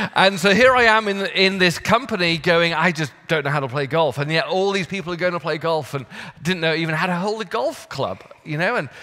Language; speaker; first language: English; native; English